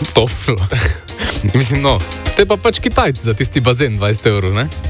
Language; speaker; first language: Slovenian; native; Slovenian